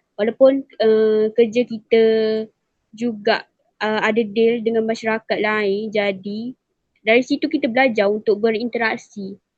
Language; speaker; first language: Malay; native; Malay